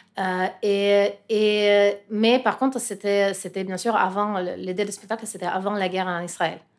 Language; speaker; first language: French; non-native, fluent; Russian